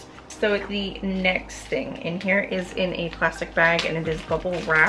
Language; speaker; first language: English; native; English